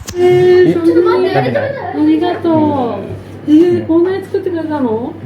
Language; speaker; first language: Japanese; native; Japanese